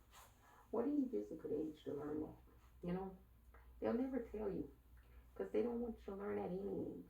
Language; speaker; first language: English; native; English